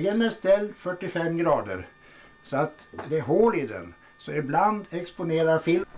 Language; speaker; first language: Swedish; native; Swedish